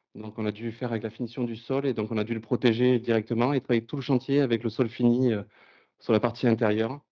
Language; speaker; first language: French; native; French